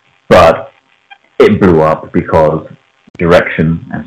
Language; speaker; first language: English; non-native, local second language; Punjabi